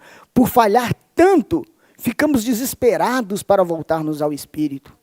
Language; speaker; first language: Portuguese; native; Portuguese